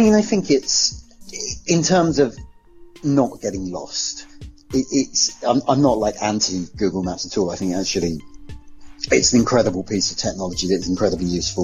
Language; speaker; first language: English; native; English